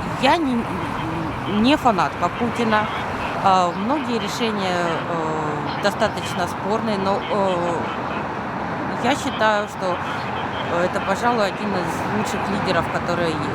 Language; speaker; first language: Russian; native; Russian